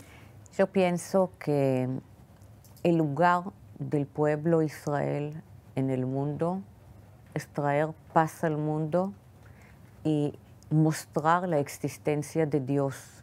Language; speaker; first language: Spanish; non-native, fluent; Hebrew